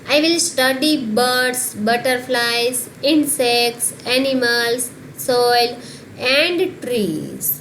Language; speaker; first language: English; non-native, local second language; Gujarati